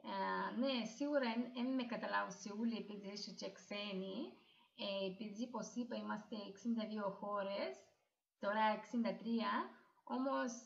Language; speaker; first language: Greek; non-native, learner; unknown